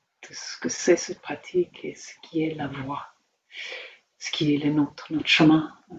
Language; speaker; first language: French; native; French